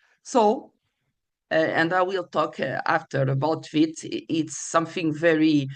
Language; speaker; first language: English; non-native, fluent; Portuguese